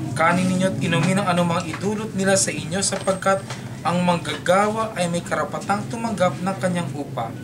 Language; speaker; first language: Filipino; non-native, local second language; Hiligaynon